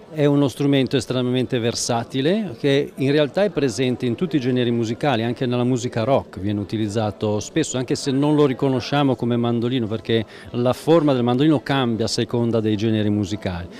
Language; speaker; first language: Italian; native; Italian